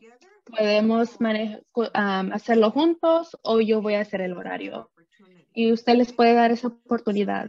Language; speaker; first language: Spanish; early bilingual, other home language; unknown